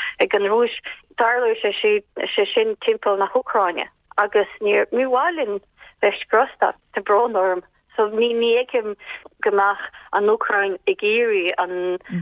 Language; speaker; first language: Irish; non-native, fluent; Ukrainian